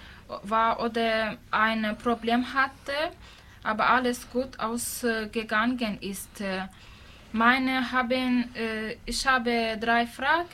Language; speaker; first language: German; non-native, learner; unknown